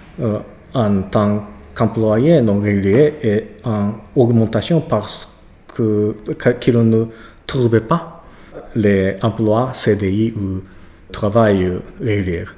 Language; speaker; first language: French; non-native, learner; Japanese